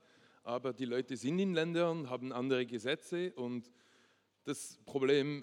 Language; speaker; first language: German; non-native, local second language; French